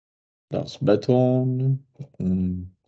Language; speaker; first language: German; non-native, learner; Czech